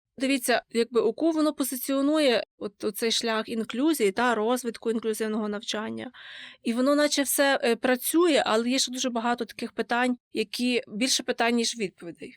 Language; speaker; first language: Ukrainian; native; Ukrainian